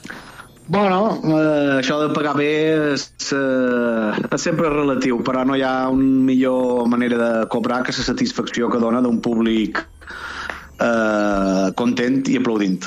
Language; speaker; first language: Catalan; native; Catalan